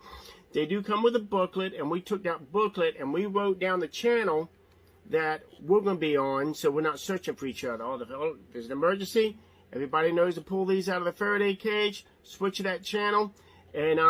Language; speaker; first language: English; native; English